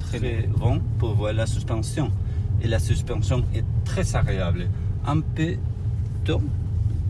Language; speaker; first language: French; non-native, learner; Spanish